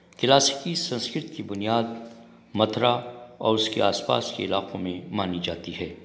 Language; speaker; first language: Urdu; native; Urdu